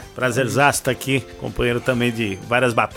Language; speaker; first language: Portuguese; native; Portuguese